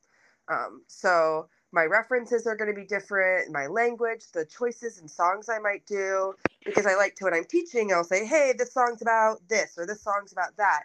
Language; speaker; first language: English; native; English